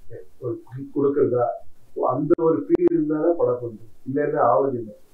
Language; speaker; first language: Tamil; non-native, learner; Kannada